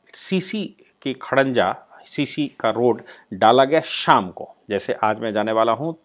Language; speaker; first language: Hindi; native; Hindi